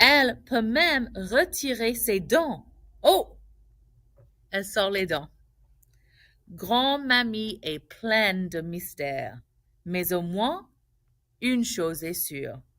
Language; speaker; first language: French; non-native, fluent; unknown